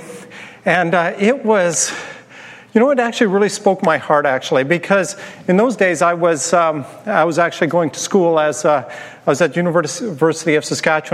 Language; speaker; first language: English; native; English